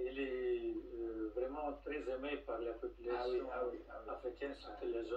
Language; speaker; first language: French; non-native, fluent; Russian